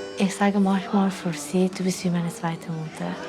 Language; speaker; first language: German; non-native, learner; Persian